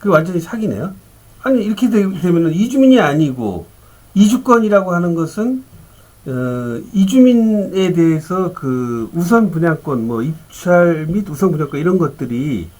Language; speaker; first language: Korean; native; Korean